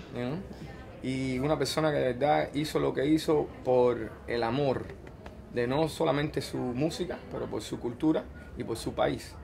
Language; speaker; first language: Spanish; early bilingual, heritage; Spanish